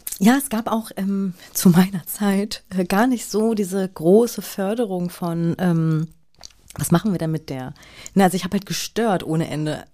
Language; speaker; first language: German; native; German